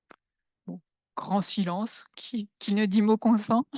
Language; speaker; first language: French; native; French